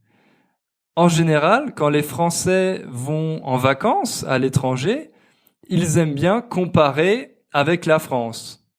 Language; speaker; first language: French; native; French